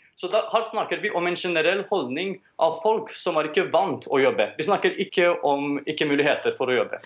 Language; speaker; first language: Norwegian; non-native, fluent; Romanian